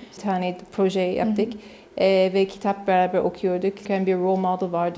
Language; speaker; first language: Turkish; non-native, learner; English